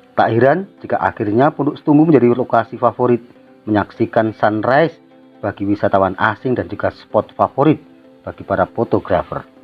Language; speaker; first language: Indonesian; native; Indonesian